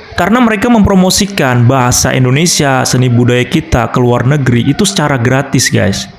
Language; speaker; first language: Indonesian; native; Indonesian